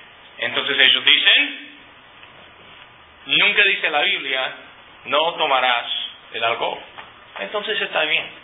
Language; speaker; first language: Spanish; non-native, fluent; English